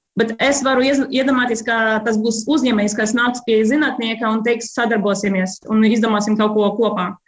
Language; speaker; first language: Latvian; non-native, local second language; Russian